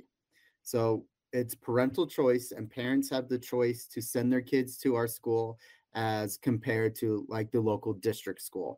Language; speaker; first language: English; native; English